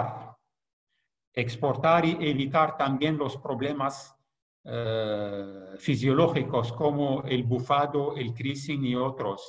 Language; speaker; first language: Spanish; non-native, fluent; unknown